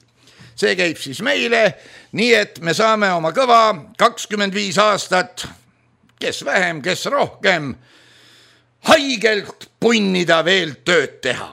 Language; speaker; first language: Estonian; native; Estonian